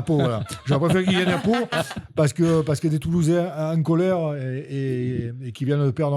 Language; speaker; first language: French; native; French